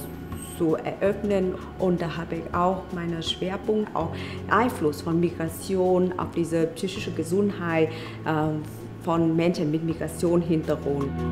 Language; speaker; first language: German; non-native, fluent; Vietnamese